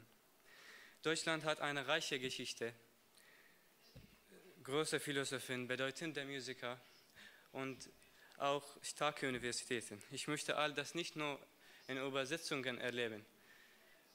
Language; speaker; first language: German; non-native, learner; Arabic